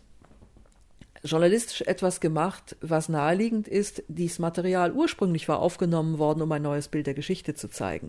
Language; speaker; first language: German; native; German